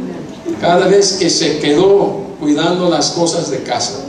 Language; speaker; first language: Spanish; non-native, fluent; English